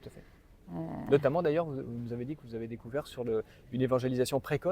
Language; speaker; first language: French; native; French